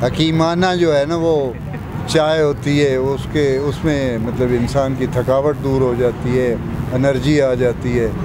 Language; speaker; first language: Urdu; non-native, local second language; Punjabi